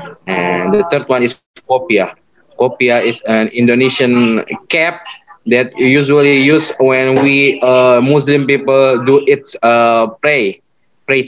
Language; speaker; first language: English; non-native, learner; Indonesian